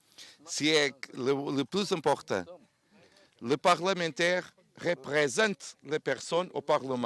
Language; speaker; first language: French; non-native, learner; Portuguese